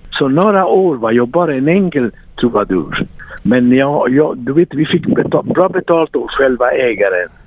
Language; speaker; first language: Swedish; non-native, fluent; Italian